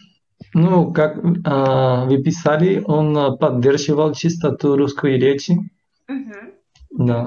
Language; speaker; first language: Russian; non-native, fluent; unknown